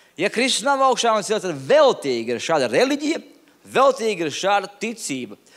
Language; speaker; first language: Latvian; non-native, local second language; Russian